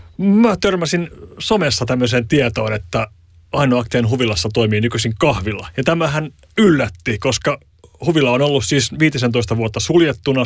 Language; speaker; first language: Finnish; native; Finnish